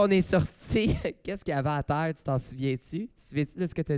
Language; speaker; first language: French; native; French